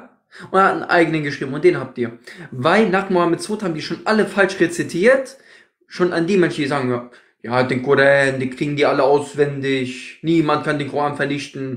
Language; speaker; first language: German; native; German